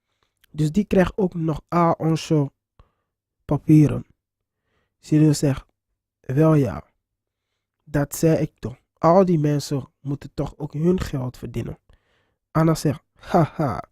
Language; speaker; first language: Dutch; non-native, fluent; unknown